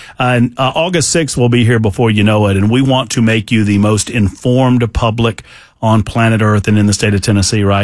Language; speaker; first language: English; native; English